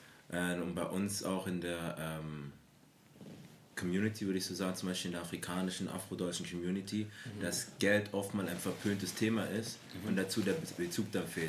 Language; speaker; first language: German; native; German